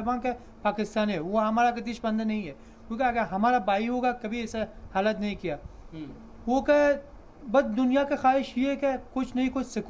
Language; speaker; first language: Hindi; non-native, learner; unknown